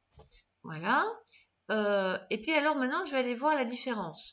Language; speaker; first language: French; native; French